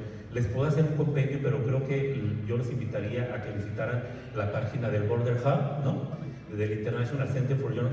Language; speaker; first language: Spanish; native; Spanish